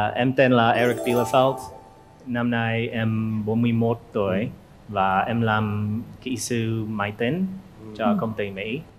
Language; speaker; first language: Vietnamese; non-native, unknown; English